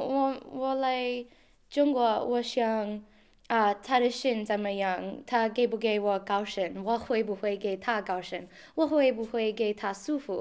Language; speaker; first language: Chinese; non-native, learner; English